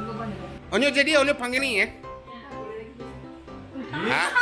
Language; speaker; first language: Indonesian; non-native, fluent; Japanese